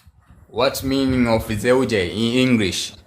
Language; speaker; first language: English; non-native, learner; Swahili